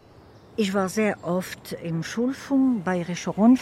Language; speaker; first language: German; non-native, fluent; French